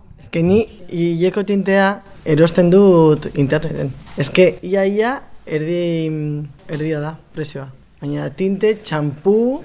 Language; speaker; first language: Basque; non-native, local second language; Spanish